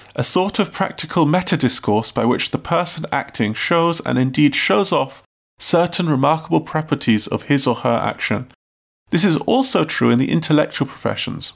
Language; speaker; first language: English; native; English